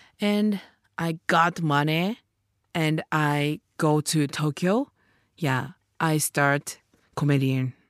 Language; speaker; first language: English; non-native, learner; Japanese